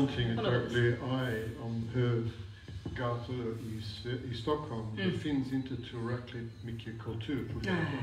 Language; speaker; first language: Swedish; non-native, fluent; English